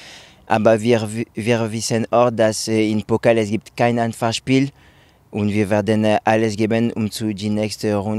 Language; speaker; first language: German; non-native, learner; French